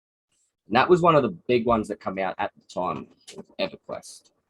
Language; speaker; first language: English; native; English